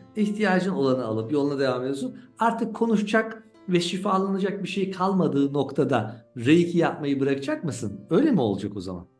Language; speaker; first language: Turkish; native; Turkish